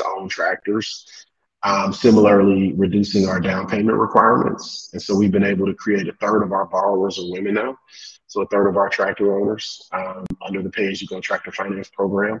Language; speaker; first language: English; native; English